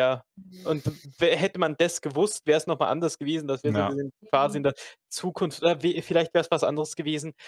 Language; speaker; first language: German; native; German